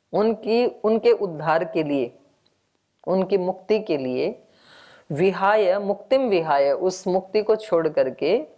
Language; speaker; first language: Hindi; native; Hindi